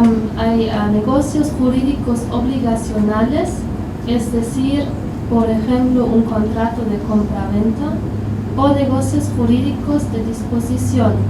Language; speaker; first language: Spanish; non-native, fluent; German